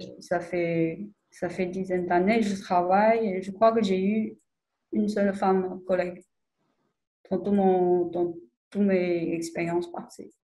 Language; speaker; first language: French; non-native, fluent; Chinese